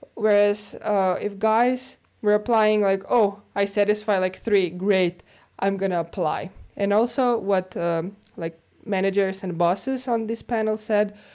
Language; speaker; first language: English; non-native, fluent; Croatian